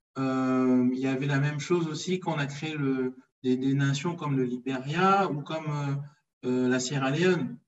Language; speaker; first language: French; early bilingual, other home language; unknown